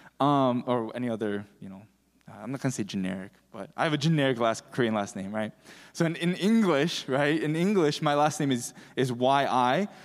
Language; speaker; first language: English; early bilingual, other home language; Korean